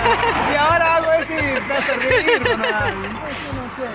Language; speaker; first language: Spanish; early bilingual, heritage; Spanish